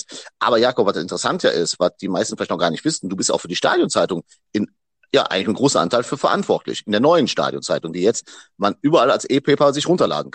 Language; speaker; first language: German; native; German